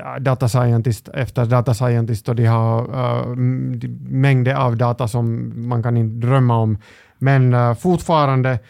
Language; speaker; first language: Swedish; non-native, local second language; Finnish